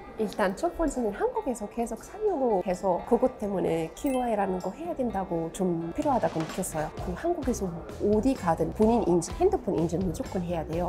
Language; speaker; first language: Korean; non-native, fluent; Arabic